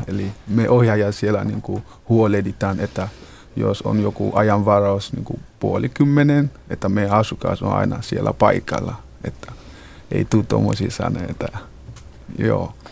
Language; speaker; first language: Finnish; non-native, fluent; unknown